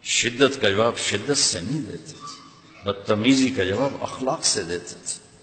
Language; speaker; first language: Urdu; non-native, local second language; Punjabi